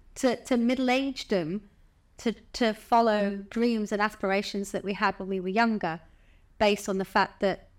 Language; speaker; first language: English; native; English